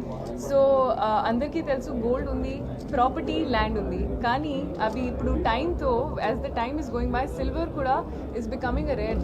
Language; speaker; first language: Telugu; non-native, learner; Hindi